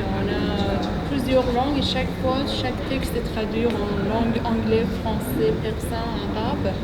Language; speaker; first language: French; non-native, fluent; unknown